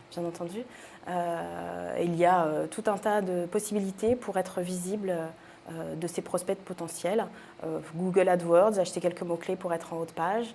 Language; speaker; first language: French; native; French